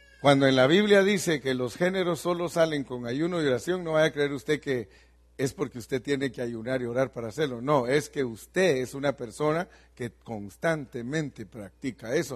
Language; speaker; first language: Spanish; native; Spanish